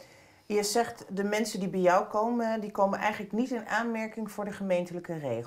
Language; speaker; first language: Dutch; native; Dutch